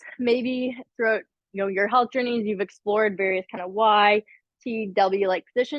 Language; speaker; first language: English; native; English